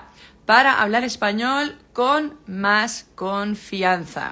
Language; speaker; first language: Spanish; non-native, fluent; Dutch